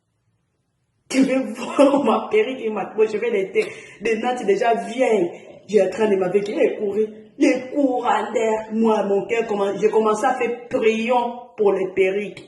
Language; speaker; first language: French; non-native, learner; Portuguese